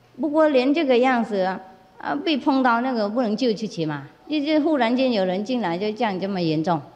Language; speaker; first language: Chinese; non-native, fluent; Vietnamese